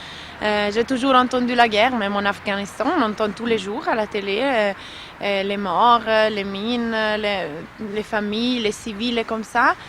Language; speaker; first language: French; non-native, local second language; Italian